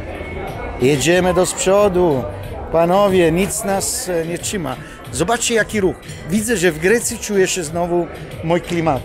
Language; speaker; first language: Polish; non-native, fluent; Italian